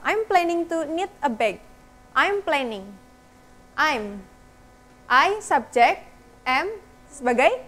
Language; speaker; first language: English; non-native, learner; Indonesian